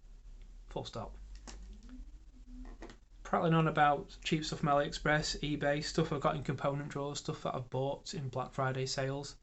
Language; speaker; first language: English; native; English